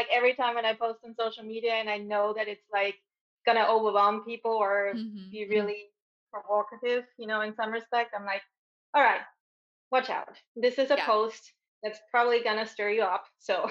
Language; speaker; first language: English; non-native, fluent; German